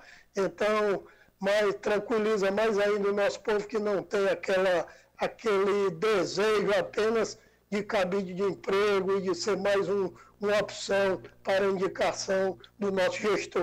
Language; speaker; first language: Portuguese; native; Portuguese